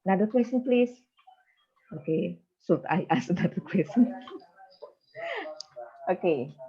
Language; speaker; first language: English; non-native, fluent; Indonesian